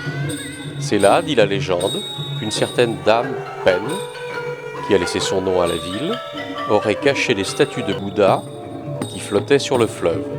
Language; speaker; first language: French; native; French